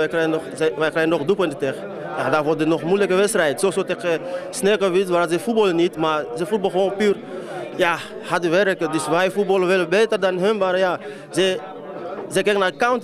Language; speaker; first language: Dutch; non-native, learner; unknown